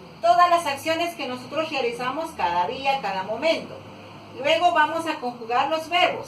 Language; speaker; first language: Spanish; non-native, local second language; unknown